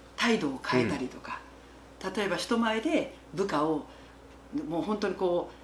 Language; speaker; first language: Japanese; native; Japanese